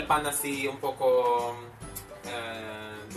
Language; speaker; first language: Spanish; non-native, fluent; Filipino